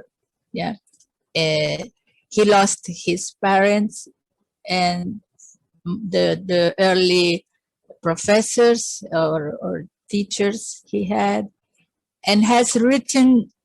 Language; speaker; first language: English; non-native, fluent; Spanish